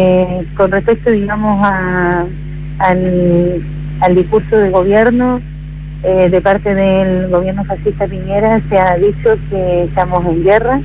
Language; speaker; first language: Spanish; native; Spanish